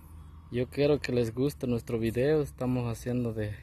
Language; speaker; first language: Spanish; non-native, local second language; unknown